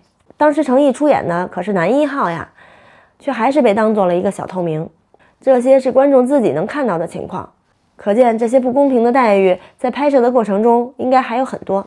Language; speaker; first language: Chinese; native; Chinese